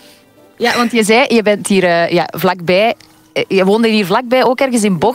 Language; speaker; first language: Dutch; native; Dutch